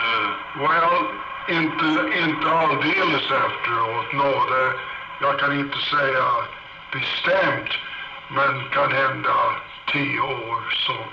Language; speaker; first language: Swedish; early bilingual, heritage; Swedish